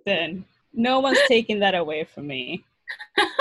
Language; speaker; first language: English; non-native, fluent; Spanish